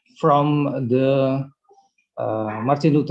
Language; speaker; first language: English; non-native, learner; Indonesian